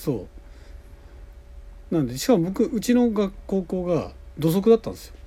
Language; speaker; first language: Japanese; native; Japanese